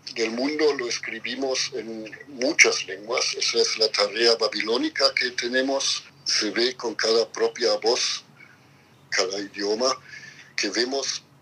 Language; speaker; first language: Spanish; non-native, fluent; German